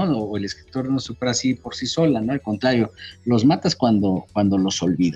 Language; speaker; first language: Spanish; native; Spanish